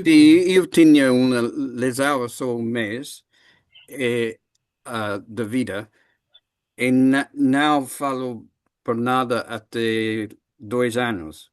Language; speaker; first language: Portuguese; non-native, learner; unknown